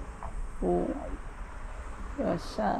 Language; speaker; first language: Japanese; non-native, learner; Arabic